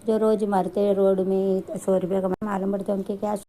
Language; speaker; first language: Hindi; non-native, local second language; Tamil